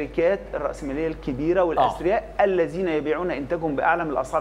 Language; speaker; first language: Arabic; native; Arabic